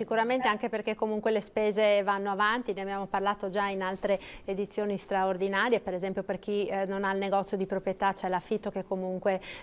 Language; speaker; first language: Italian; native; Italian